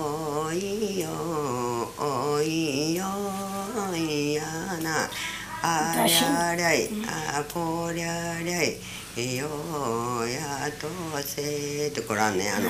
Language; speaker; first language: Japanese; native; Japanese